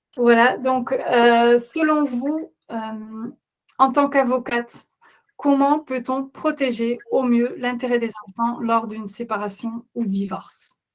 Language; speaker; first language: French; non-native, fluent; Dutch